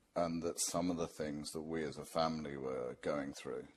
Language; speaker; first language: English; native; English